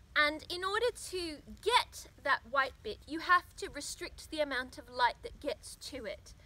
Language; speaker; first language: English; native; English